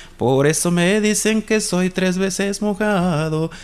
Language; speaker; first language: Spanish; native; Spanish